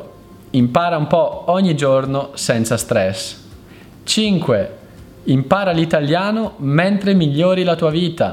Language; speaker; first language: Italian; native; Italian